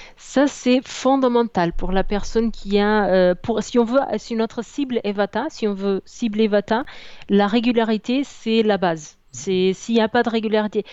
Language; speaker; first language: French; non-native, fluent; Portuguese